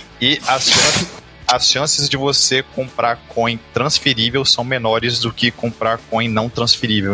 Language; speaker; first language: Portuguese; native; Portuguese